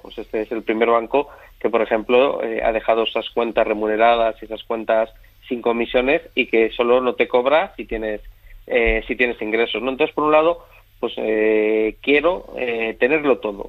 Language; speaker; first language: Spanish; native; Spanish